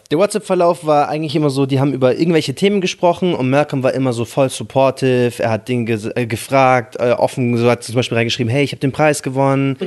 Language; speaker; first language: German; early bilingual, other home language; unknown